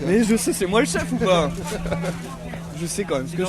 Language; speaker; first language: French; native; French